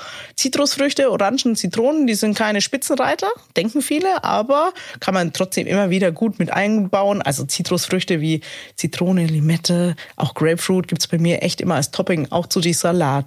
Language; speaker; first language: German; native; German